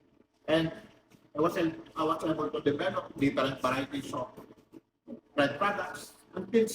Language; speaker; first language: English; non-native, local second language; Filipino